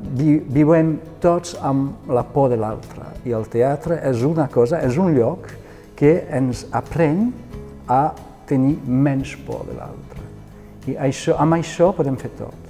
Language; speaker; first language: Catalan; non-native, fluent; French